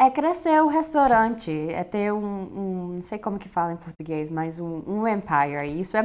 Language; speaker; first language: Portuguese; early bilingual, heritage; Portuguese